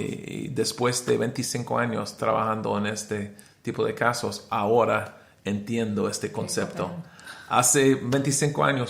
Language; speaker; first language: Spanish; non-native, learner; English